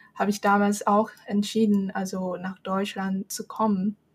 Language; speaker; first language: German; non-native, fluent; Chinese